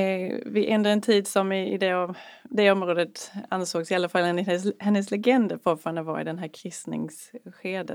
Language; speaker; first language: Swedish; non-native, fluent; English